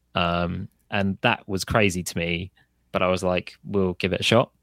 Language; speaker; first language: English; native; English